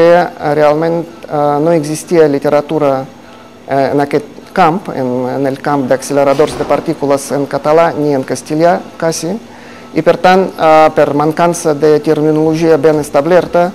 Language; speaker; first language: Catalan; non-native, fluent; Russian